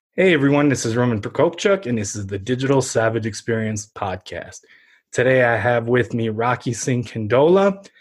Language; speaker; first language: English; early bilingual, other home language; Ukrainian